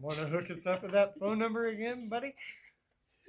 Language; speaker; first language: English; native; English